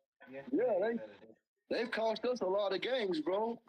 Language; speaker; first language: English; native; English